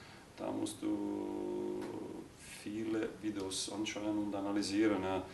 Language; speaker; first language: German; non-native, learner; Croatian